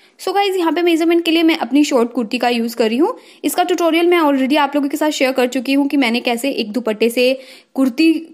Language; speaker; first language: Hindi; native; Hindi